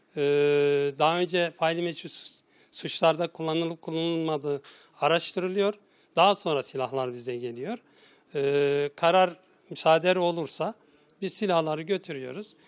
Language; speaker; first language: Turkish; native; Turkish